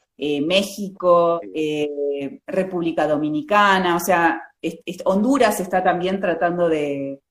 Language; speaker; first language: Spanish; native; Spanish